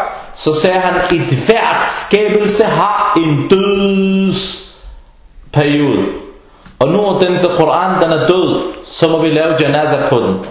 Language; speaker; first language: Danish; early bilingual, other home language; Arabic